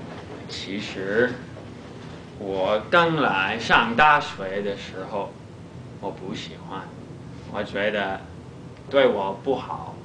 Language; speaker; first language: Chinese; non-native, learner; English